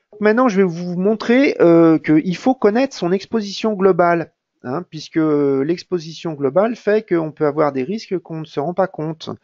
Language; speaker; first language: French; native; French